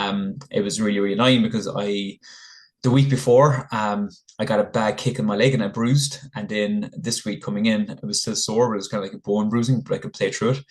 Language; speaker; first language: English; native; English